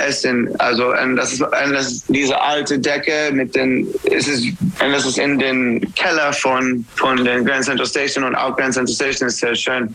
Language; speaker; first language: German; non-native, learner; English